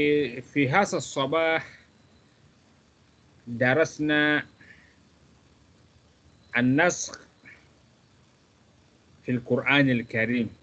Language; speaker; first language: Arabic; non-native, fluent; Malay